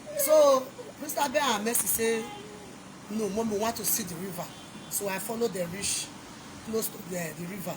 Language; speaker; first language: Nigerian Pidgin; non-native, local second language; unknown